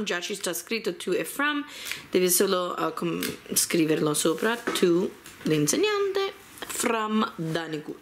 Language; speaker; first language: Italian; early bilingual, heritage; Italian